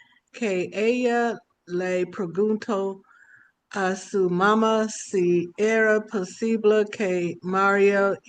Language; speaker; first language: Spanish; non-native, learner; English